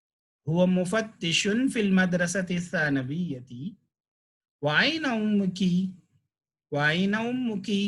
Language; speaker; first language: Arabic; non-native, fluent; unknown